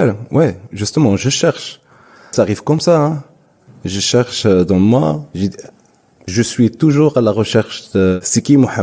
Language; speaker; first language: French; non-native, local second language; Arabic